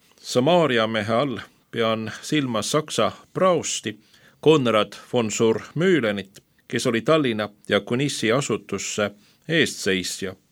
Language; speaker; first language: Estonian; non-native, fluent; Swedish